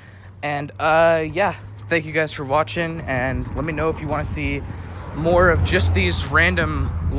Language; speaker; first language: English; native; English